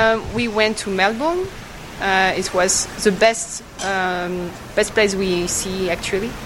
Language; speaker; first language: English; non-native, learner; French